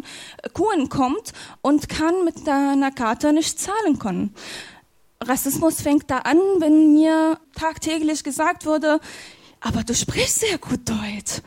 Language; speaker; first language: German; non-native, fluent; Arabic